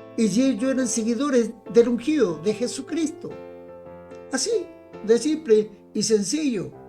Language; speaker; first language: Spanish; native; Spanish